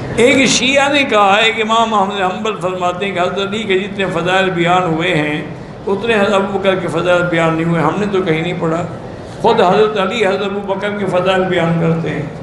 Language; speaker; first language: Urdu; native; Urdu